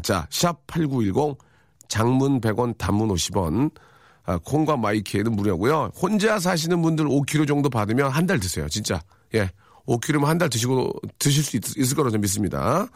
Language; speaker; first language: Korean; native; Korean